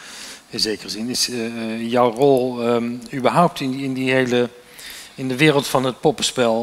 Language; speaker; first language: Dutch; native; Dutch